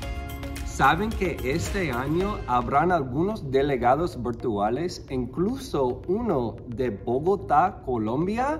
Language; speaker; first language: Spanish; non-native, fluent; English